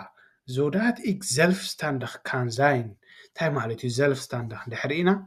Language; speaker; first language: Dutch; non-native, learner; Tigrinya